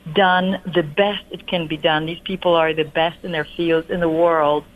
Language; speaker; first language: English; non-native, fluent; Polish